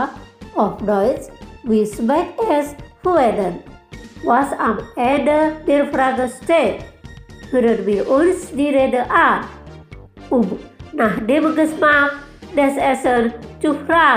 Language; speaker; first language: German; non-native, fluent; Indonesian